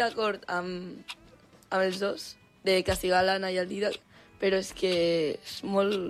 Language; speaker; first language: Catalan; non-native, local second language; Spanish